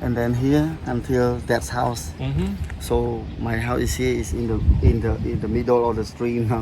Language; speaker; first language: English; non-native, learner; Khmer